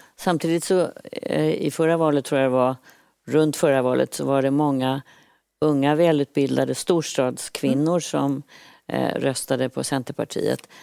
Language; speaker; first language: Swedish; native; Swedish